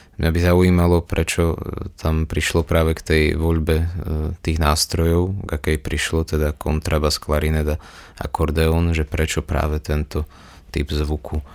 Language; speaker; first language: Slovak; native; Slovak